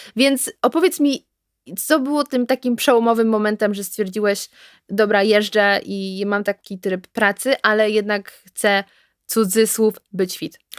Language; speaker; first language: Polish; native; Polish